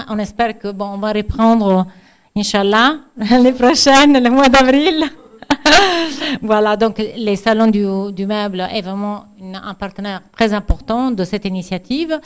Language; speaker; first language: French; non-native, fluent; Italian